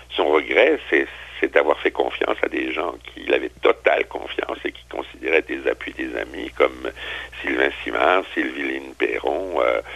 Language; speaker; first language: French; native; French